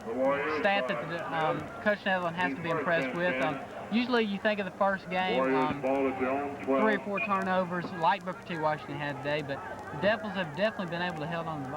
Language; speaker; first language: English; native; English